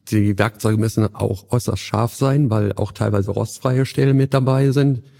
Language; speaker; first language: German; native; German